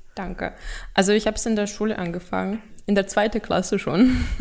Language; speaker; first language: German; non-native, fluent; Russian